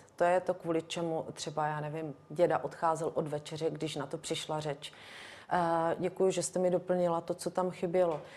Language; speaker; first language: Czech; native; Czech